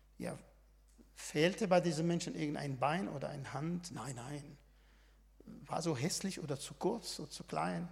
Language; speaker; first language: German; non-native, fluent; Arabic